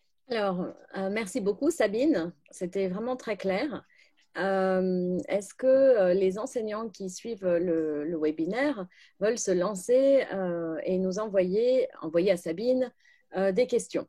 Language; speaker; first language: French; native; French